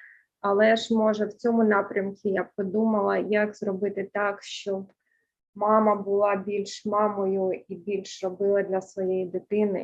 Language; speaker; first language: Ukrainian; early bilingual, heritage; Ukrainian